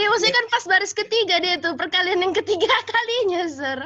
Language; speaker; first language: Indonesian; native; Indonesian